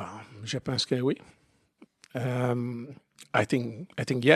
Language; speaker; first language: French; non-native, learner; Italian